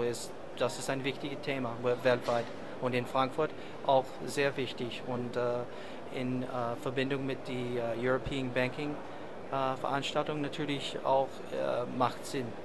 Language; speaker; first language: German; non-native, learner; English